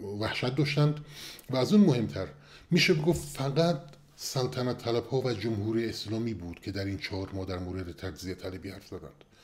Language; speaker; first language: Persian; non-native, local second language; Kurdish